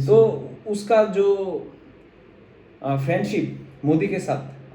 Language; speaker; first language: Hindi; non-native, fluent; Bangla